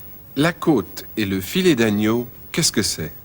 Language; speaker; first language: French; non-native, fluent; English